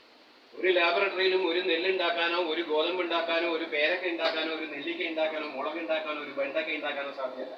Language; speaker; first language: Malayalam; native; Malayalam